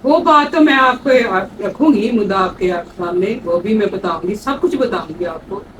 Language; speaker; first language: Urdu; non-native, local second language; Punjabi